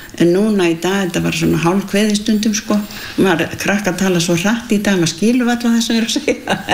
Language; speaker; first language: Icelandic; native; Icelandic